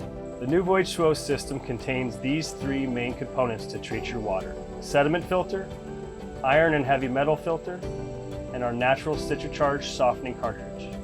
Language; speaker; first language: English; native; English